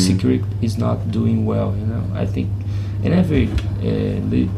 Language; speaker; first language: English; non-native, fluent; Portuguese